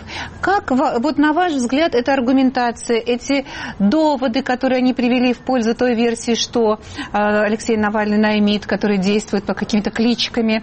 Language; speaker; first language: Russian; native; Russian